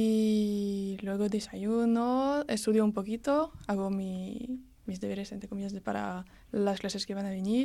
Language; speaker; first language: Spanish; early bilingual, heritage; French